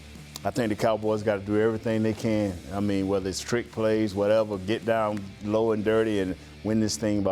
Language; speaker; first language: English; native; English